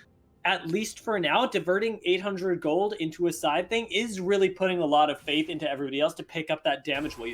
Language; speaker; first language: English; native; English